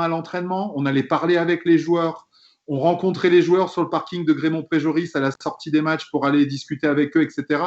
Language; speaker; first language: French; native; French